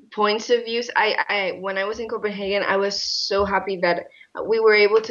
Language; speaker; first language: English; non-native, fluent; Spanish